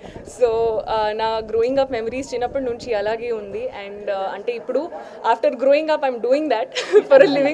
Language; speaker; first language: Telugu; non-native, local second language; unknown